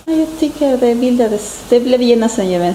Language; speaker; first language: Swedish; native; Swedish